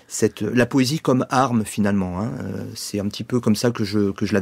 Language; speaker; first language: French; native; French